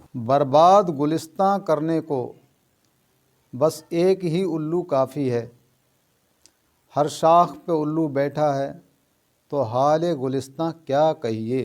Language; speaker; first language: Urdu; native; Urdu